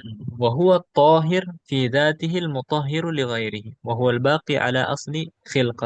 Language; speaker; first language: Arabic; non-native, fluent; Indonesian